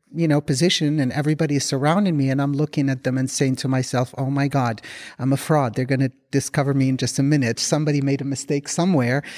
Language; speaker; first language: English; non-native, fluent; Arabic